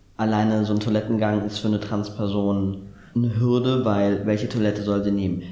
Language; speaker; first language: German; native; German